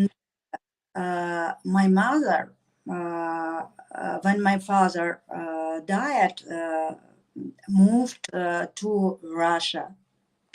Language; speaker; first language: English; non-native, learner; Russian